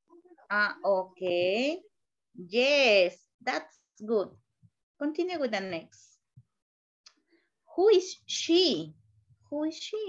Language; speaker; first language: English; non-native, learner; Spanish